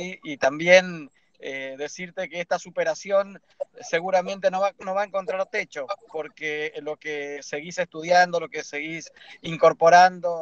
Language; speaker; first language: Spanish; native; Spanish